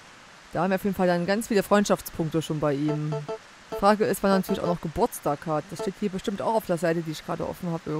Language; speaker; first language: German; native; German